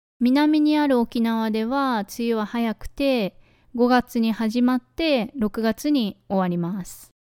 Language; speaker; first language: Japanese; native; Japanese